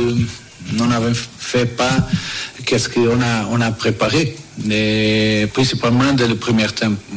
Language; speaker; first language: French; non-native, learner; Portuguese